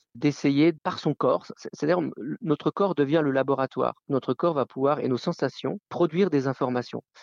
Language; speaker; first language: French; native; French